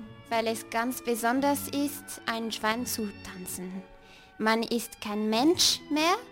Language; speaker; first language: German; non-native, fluent; French